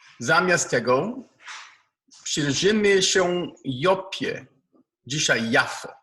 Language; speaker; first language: Polish; non-native, learner; Hebrew